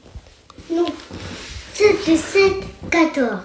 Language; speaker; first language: French; native; French